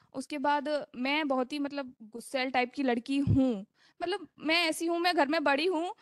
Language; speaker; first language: Hindi; native; Hindi